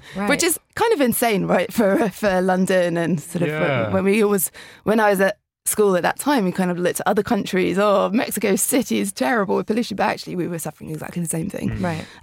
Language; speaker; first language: English; native; English